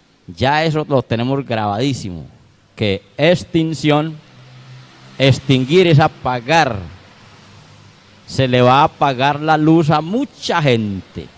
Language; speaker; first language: Spanish; native; Spanish